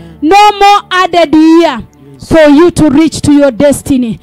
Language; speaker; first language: English; non-native, local second language; Swahili